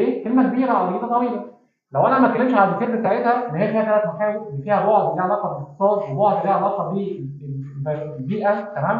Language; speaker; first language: Arabic; native; Arabic